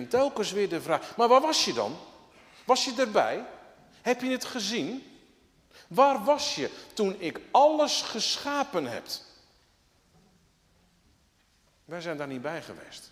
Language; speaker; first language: Dutch; native; Dutch